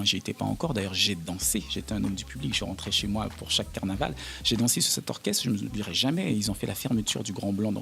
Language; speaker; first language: French; native; French